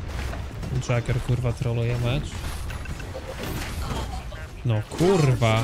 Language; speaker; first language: Polish; native; Polish